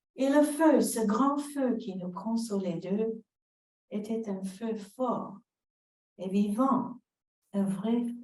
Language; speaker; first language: French; non-native, fluent; English